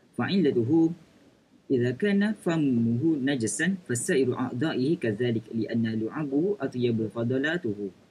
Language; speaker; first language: Arabic; non-native, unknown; Malay